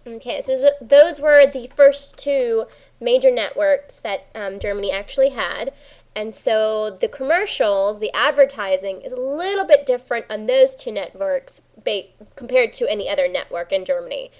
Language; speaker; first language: English; native; English